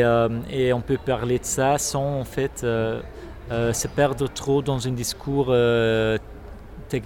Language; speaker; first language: French; non-native, local second language; Dutch